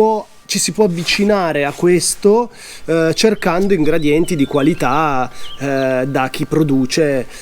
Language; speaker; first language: Italian; native; Italian